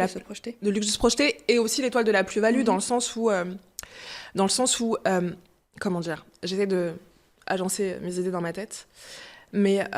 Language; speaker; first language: French; early bilingual, other home language; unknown